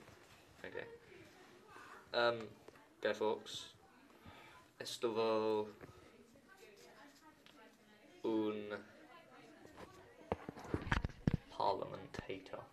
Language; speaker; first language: Spanish; non-native, learner; English